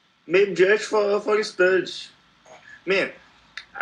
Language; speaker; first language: English; non-native, learner; Portuguese